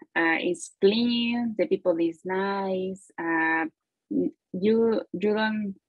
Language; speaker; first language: English; non-native, learner; Spanish